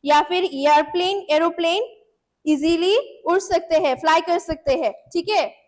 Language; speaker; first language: Hindi; non-native, local second language; Bangla